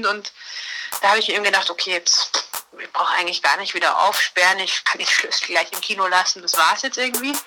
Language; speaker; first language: German; native; German